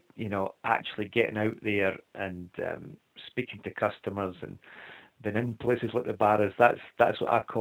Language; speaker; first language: English; native; English